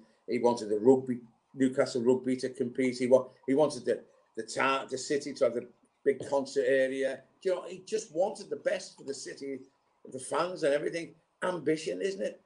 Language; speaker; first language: English; native; English